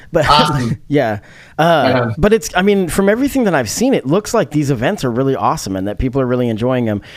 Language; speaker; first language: English; native; English